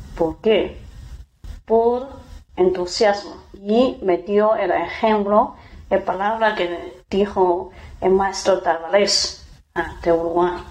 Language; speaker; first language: Spanish; non-native, fluent; Chinese